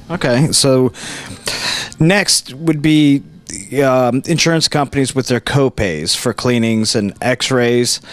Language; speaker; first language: English; native; English